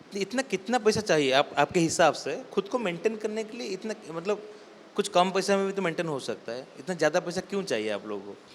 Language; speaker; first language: Hindi; non-native, local second language; Odia